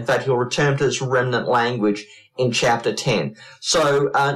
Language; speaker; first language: English; native; English